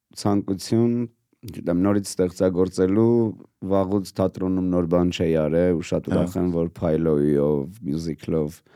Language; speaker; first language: Armenian; native; Armenian